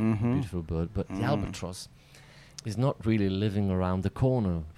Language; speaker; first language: English; non-native, fluent; Dutch